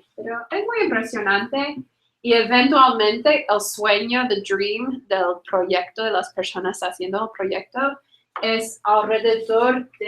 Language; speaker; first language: Spanish; non-native, fluent; English